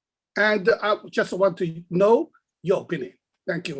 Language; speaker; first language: English; non-native, learner; Chinese